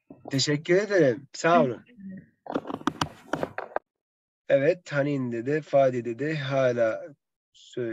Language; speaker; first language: Turkish; non-native, fluent; Arabic